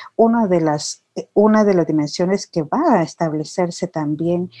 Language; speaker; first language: Spanish; native; Spanish